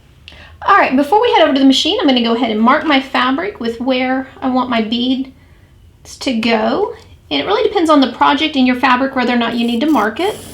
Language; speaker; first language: English; native; English